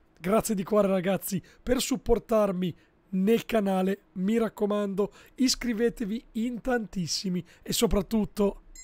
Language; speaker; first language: Italian; native; Italian